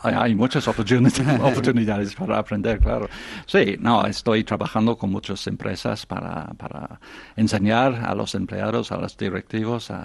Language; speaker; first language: Spanish; non-native, fluent; English